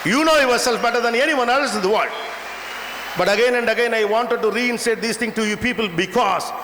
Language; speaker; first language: English; non-native, local second language; Tamil